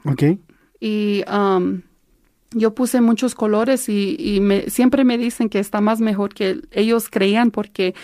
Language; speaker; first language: Spanish; early bilingual, heritage; Spanish